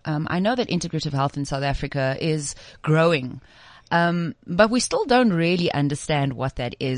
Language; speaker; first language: English; native; English